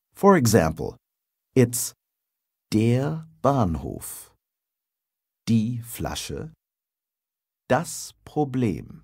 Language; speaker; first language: German; non-native, fluent; English